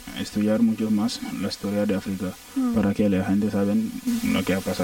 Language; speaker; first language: Spanish; non-native, learner; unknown